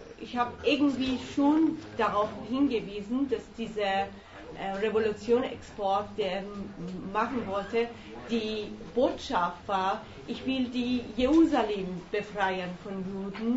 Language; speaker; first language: German; non-native, fluent; Persian